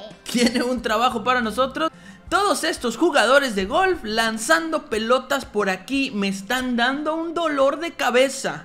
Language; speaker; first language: Spanish; native; Spanish